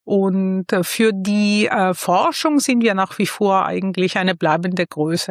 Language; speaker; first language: German; non-native, fluent; Italian